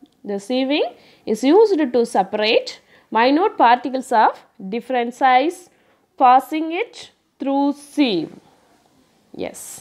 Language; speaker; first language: English; non-native, local second language; Tamil